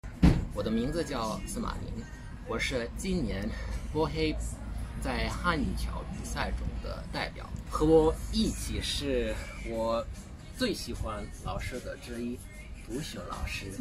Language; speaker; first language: Chinese; non-native, learner; Bosnian